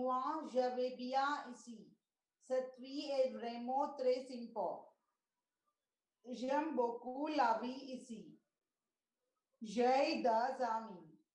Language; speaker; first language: French; non-native, learner; Telugu